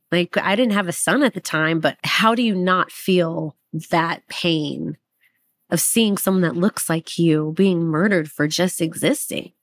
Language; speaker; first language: English; native; English